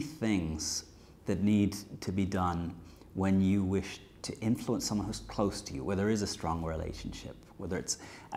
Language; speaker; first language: English; native; English